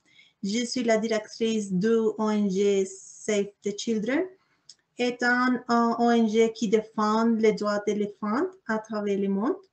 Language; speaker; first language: French; non-native, learner; Spanish